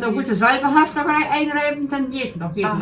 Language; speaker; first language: German; native; German